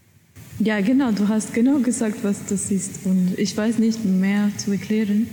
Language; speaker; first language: German; non-native, learner; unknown